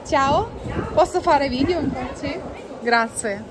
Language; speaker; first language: Italian; non-native, learner; Russian